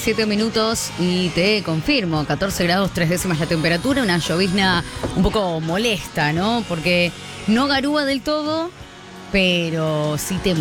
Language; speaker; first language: Spanish; native; Spanish